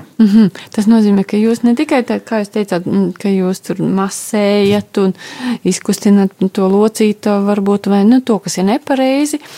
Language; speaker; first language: Latvian; native; Latvian